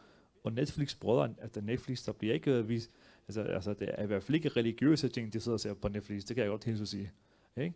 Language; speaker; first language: Danish; early bilingual, other home language; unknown